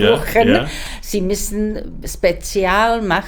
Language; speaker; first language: German; non-native, learner; Czech